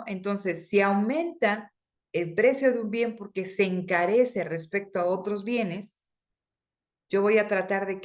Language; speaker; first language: Spanish; native; Spanish